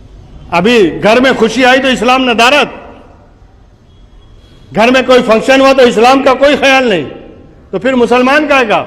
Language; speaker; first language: Urdu; native; Urdu